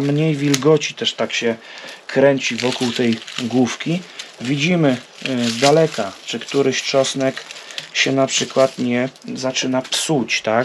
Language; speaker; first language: Polish; native; Polish